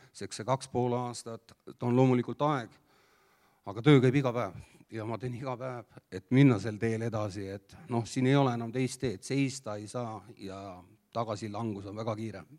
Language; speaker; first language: Estonian; native; Estonian